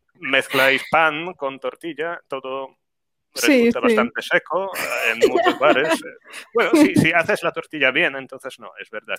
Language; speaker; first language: Spanish; non-native, fluent; Polish